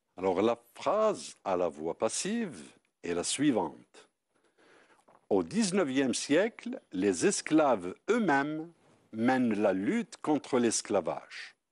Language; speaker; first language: French; non-native, local second language; Arabic